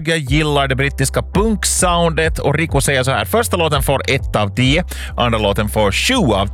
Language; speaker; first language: Swedish; native; Swedish